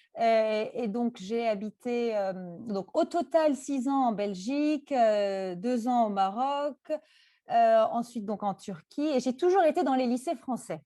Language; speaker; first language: French; non-native, local second language; Turkish